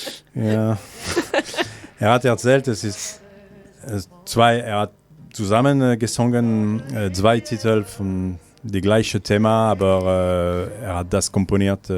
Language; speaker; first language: German; non-native, learner; French